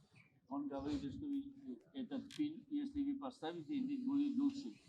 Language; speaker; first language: Russian; non-native, learner; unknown